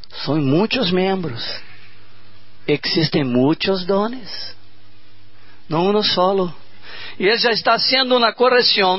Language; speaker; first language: Spanish; non-native, learner; Portuguese